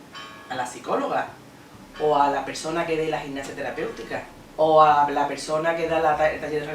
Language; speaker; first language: Spanish; native; Spanish